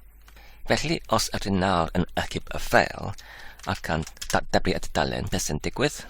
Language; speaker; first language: Welsh; non-native, fluent; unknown